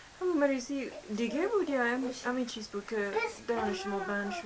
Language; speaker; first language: Persian; non-native, fluent; English